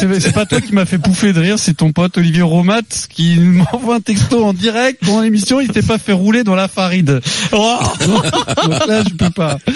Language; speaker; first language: French; native; French